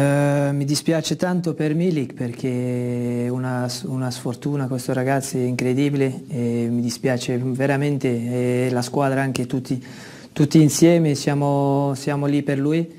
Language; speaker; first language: Italian; non-native, fluent; Dutch